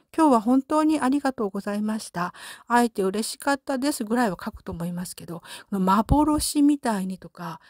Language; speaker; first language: Japanese; native; Japanese